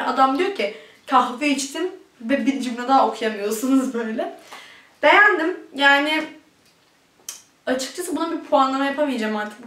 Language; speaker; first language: Turkish; early bilingual, heritage; Turkish